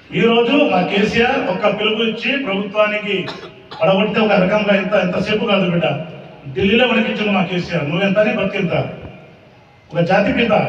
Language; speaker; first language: Telugu; non-native, local second language; Lambadi